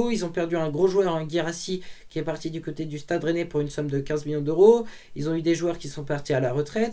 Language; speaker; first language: French; native; French